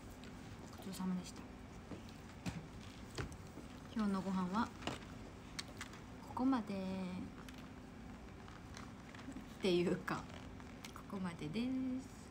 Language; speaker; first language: Japanese; non-native, fluent; Korean